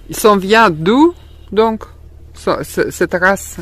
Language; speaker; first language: French; non-native, learner; Russian